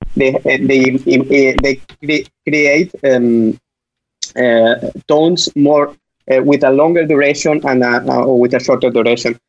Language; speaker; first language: English; non-native, fluent; Spanish